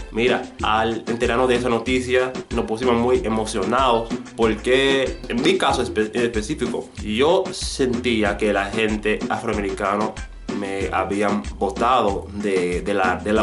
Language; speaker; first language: Spanish; non-native, fluent; English